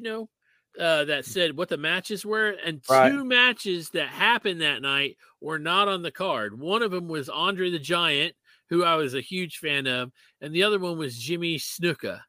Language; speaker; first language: English; native; English